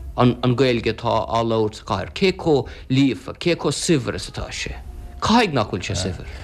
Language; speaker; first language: Irish; non-native, local second language; English